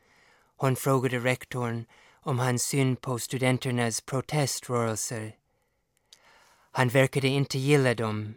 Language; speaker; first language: Swedish; non-native, fluent; English